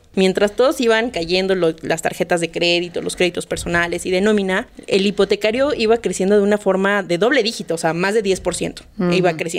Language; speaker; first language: Spanish; native; Spanish